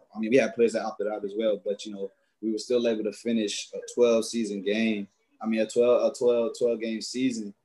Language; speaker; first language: English; native; English